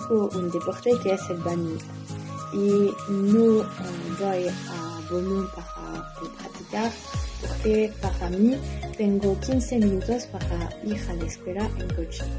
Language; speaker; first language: Spanish; non-native, learner; French